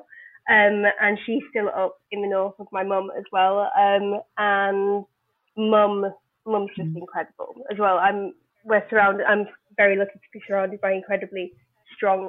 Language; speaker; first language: English; native; English